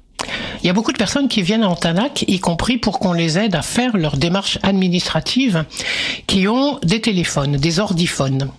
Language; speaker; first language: French; native; French